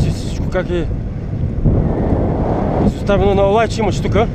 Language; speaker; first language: Bulgarian; native; Bulgarian